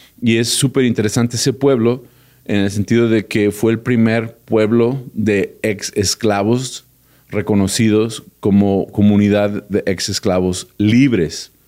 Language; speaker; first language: Spanish; early bilingual, heritage; Spanish